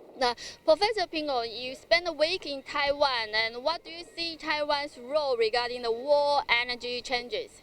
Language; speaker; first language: English; non-native, learner; Chinese